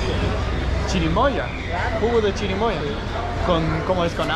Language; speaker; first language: Spanish; non-native, learner; Danish